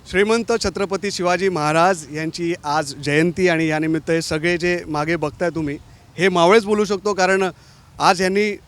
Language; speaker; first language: Marathi; native; Marathi